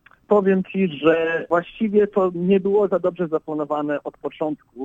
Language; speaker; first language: Polish; early bilingual, heritage; English